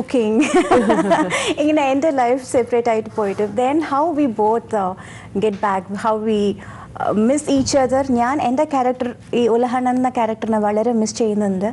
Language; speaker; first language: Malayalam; non-native, local second language; Tamil